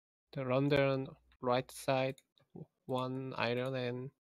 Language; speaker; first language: English; non-native, learner; Korean